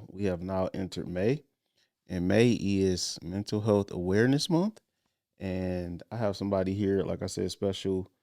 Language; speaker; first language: English; native; English